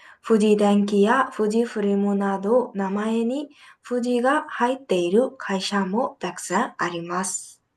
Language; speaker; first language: Japanese; non-native, fluent; Burmese